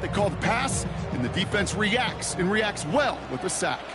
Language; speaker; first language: English; native; English